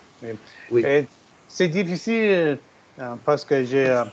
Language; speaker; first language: French; non-native, learner; English